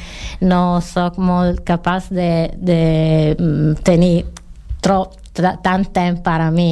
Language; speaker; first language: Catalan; non-native, learner; Italian